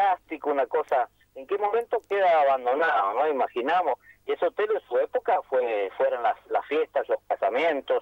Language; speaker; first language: Spanish; native; Spanish